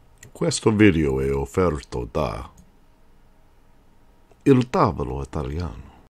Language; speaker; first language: Italian; non-native, fluent; English